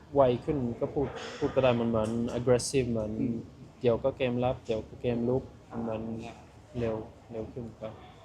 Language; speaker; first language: Thai; early bilingual, heritage; Thai